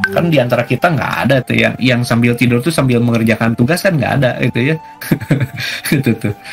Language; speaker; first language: Indonesian; non-native, local second language; Sundanese